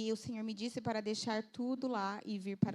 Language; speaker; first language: Portuguese; native; Portuguese